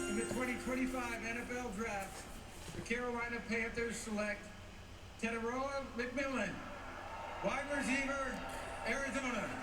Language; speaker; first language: English; native; English